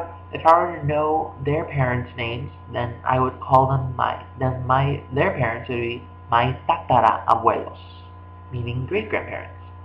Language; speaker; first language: English; early bilingual, other home language; Spanish